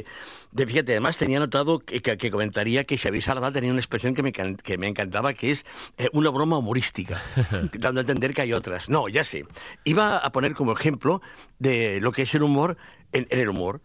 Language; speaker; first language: Spanish; native; Spanish